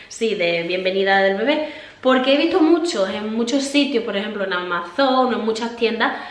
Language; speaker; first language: Spanish; native; Spanish